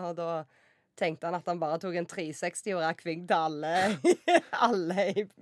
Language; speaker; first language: Norwegian; native; Norwegian